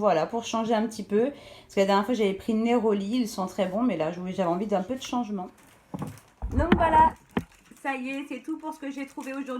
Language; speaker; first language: French; native; French